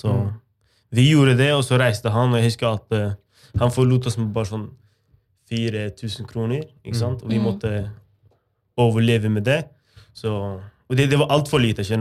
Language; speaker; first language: Norwegian; non-native, fluent; Arabic